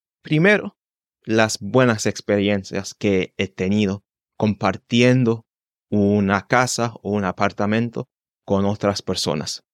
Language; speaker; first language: Spanish; non-native, fluent; English